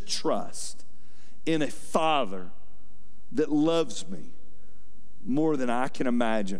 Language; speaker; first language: English; native; English